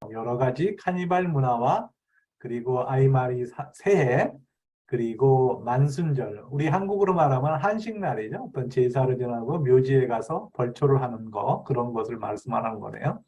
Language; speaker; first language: Korean; native; Korean